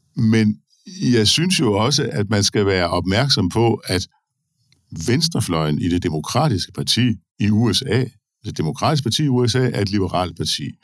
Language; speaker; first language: Danish; native; Danish